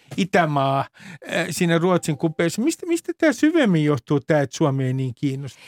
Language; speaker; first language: Finnish; native; Finnish